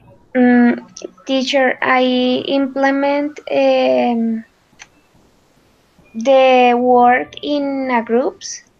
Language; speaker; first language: English; non-native, learner; Spanish